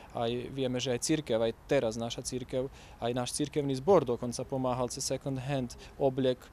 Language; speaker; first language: Slovak; native; Slovak